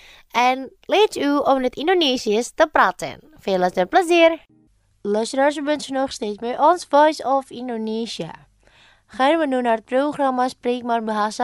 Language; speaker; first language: Dutch; non-native, fluent; Indonesian